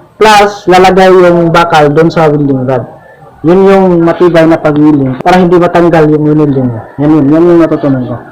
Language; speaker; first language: Filipino; non-native, local second language; Cebuano